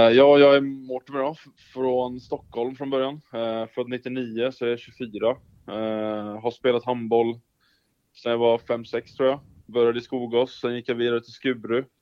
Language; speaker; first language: Swedish; native; Swedish